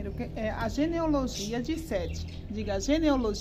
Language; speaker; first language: Portuguese; native; Portuguese